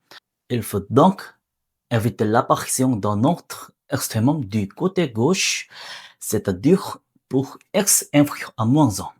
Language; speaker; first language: French; non-native, learner; Korean